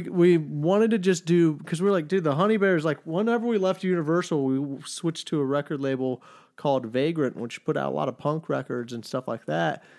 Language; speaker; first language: English; native; English